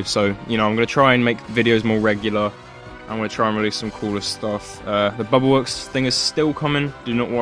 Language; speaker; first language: English; native; English